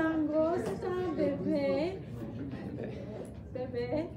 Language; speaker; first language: Spanish; non-native, fluent; English